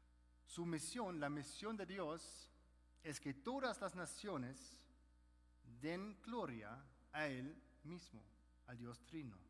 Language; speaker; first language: Spanish; non-native, fluent; German